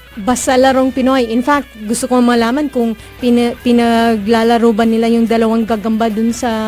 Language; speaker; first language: Filipino; non-native, local second language; Cebuano